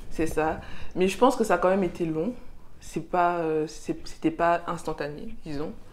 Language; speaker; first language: French; native; French